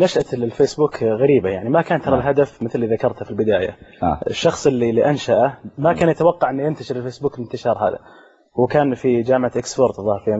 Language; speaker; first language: Arabic; native; Arabic